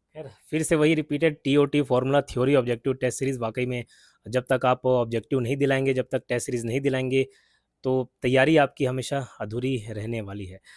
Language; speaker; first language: Hindi; native; Hindi